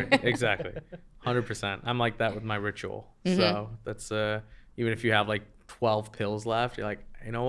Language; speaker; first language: English; native; English